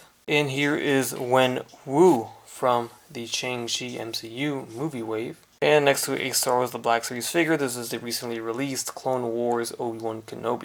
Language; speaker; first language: English; native; English